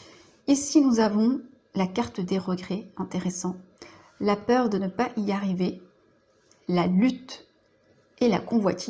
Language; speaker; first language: French; native; French